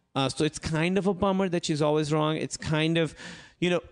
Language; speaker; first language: English; non-native, local second language; Urdu